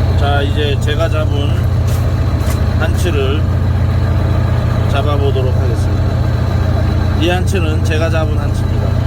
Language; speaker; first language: Korean; native; Korean